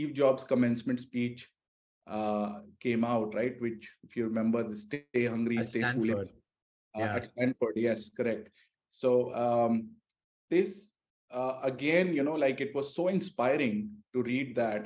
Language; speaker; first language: English; non-native, local second language; Hindi